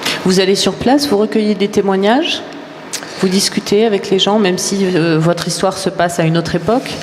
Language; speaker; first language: French; native; French